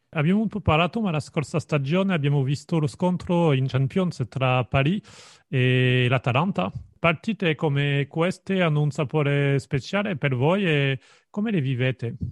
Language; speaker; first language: Italian; non-native, fluent; French